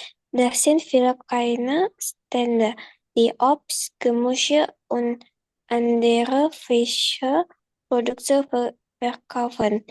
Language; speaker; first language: German; non-native, learner; Indonesian